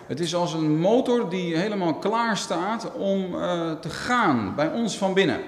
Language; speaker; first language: Dutch; native; Dutch